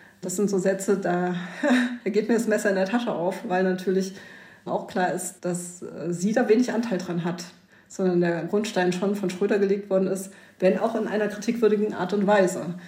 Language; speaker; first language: German; native; German